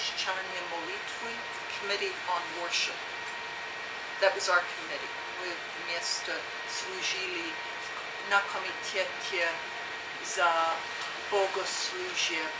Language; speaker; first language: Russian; non-native, learner; English